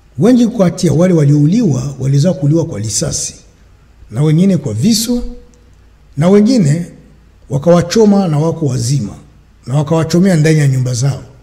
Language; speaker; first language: Swahili; native; Swahili